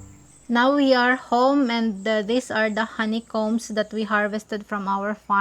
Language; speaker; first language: English; non-native, local second language; Filipino